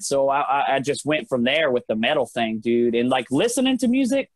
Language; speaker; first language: English; native; English